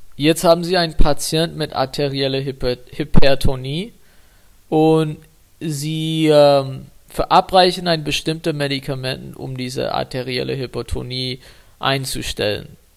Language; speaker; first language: German; non-native, fluent; English